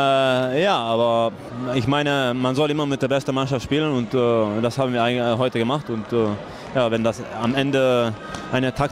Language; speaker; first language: German; non-native, fluent; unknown